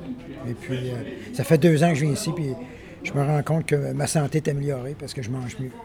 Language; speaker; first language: French; native; French